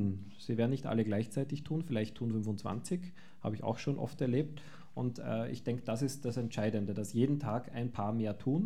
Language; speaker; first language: German; native; German